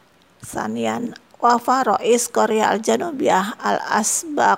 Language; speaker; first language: Arabic; non-native, fluent; Indonesian